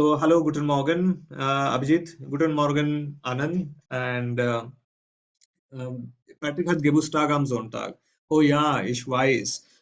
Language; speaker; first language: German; non-native, fluent; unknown